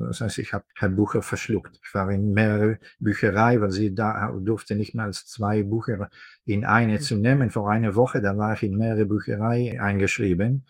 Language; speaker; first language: German; non-native, fluent; Hebrew